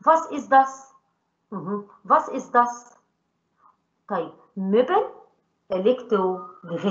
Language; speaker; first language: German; non-native, fluent; Arabic